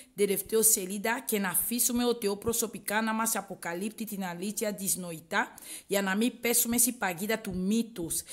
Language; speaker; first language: Greek; non-native, learner; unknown